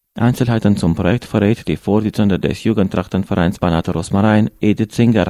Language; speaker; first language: German; native; German